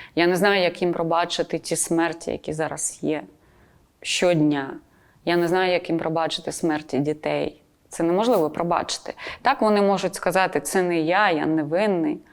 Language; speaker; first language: Ukrainian; non-native, local second language; Russian